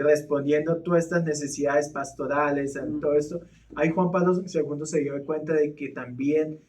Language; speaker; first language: Spanish; native; Spanish